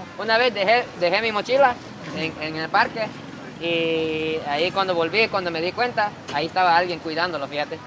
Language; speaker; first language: Spanish; non-native, fluent; Japanese